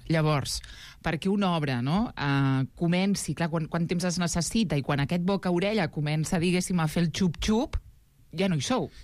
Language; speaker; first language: Catalan; native; Catalan